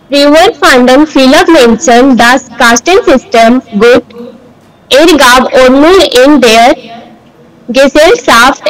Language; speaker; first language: German; non-native, learner; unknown